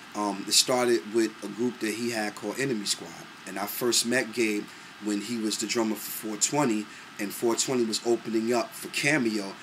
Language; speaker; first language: English; native; English